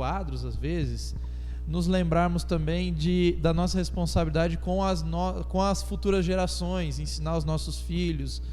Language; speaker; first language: Portuguese; native; Portuguese